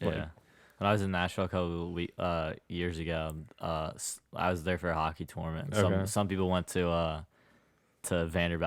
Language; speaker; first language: English; native; English